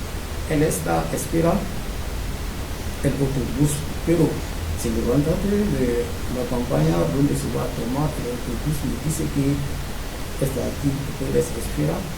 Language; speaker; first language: Spanish; non-native, learner; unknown